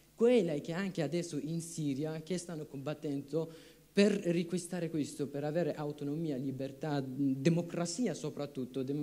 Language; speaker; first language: Italian; non-native, fluent; Persian